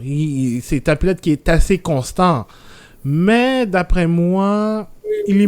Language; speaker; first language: French; native; French